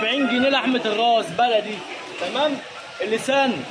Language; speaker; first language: Arabic; native; Arabic